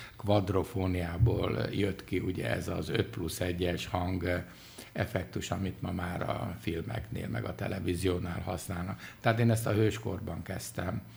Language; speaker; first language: Hungarian; early bilingual, other home language; Armenian